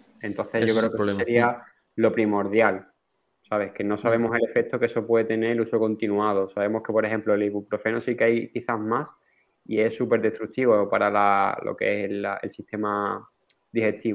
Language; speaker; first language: Spanish; native; Spanish